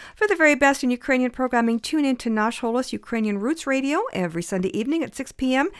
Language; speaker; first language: English; early bilingual, other home language; Ukrainian